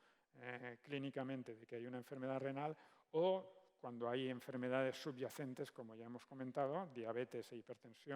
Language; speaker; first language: Spanish; native; Spanish